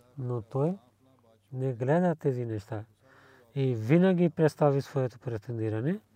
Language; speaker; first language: Bulgarian; non-native, learner; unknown